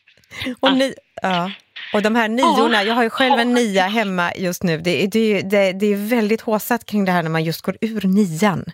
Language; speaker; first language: Swedish; native; Swedish